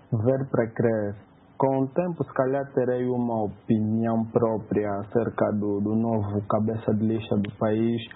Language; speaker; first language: Portuguese; native; Portuguese